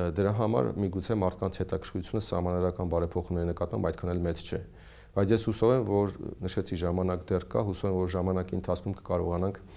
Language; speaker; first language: Armenian; native; Armenian